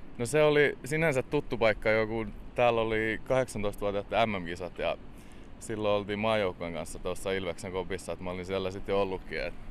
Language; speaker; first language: Finnish; native; Finnish